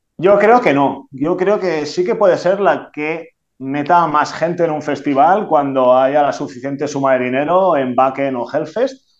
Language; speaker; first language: Spanish; non-native, local second language; Catalan